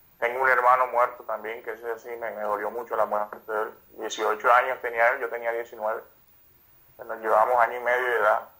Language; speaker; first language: Spanish; native; Spanish